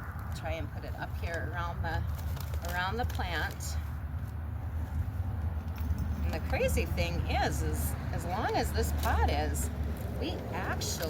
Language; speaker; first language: English; native; English